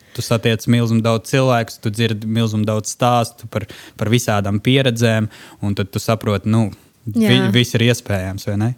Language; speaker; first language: Latvian; non-native, local second language; Russian